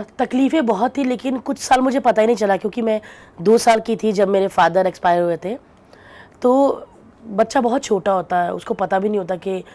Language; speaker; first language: Hindi; non-native, local second language; Punjabi